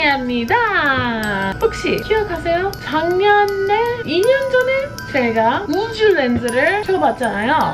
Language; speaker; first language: Korean; non-native, fluent; English